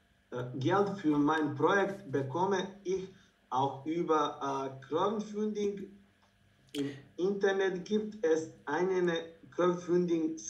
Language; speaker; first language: German; non-native, learner; Bosnian